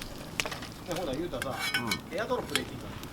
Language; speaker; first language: Japanese; native; Japanese